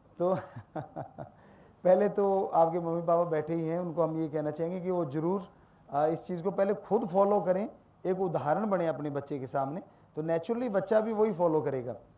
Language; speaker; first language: Hindi; non-native, local second language; Punjabi